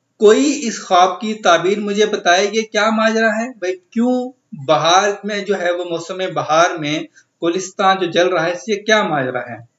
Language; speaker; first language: Urdu; native; Urdu